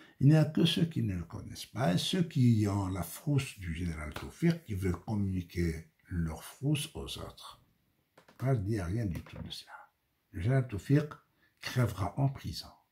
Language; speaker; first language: French; non-native, local second language; Arabic